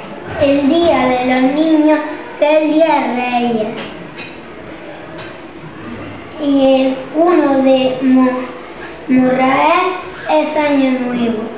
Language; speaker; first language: Spanish; early bilingual, other home language; Arabic